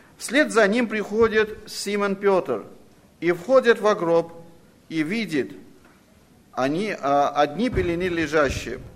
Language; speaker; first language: Russian; non-native, fluent; Armenian